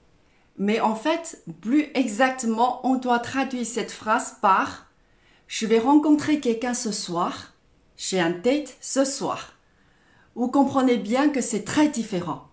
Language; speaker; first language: French; non-native, fluent; Chinese